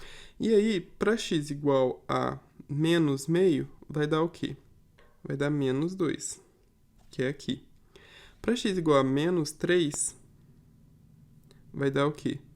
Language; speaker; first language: Portuguese; native; Portuguese